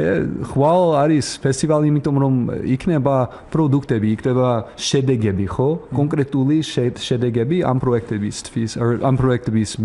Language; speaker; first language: Georgian; non-native, learner; English